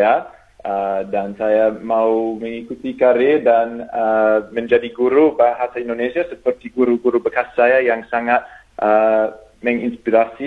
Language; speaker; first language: Indonesian; non-native, fluent; English